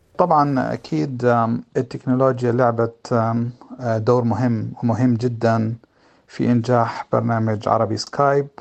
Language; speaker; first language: Arabic; native; Arabic